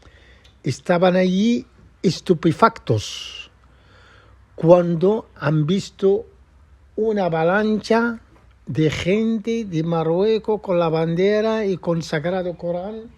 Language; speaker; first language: Spanish; non-native, fluent; Arabic